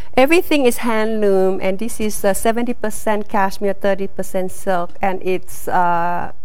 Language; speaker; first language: English; non-native, learner; Vietnamese